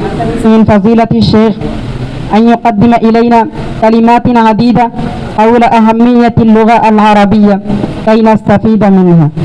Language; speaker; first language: Arabic; non-native, learner; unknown